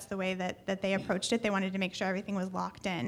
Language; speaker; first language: English; native; English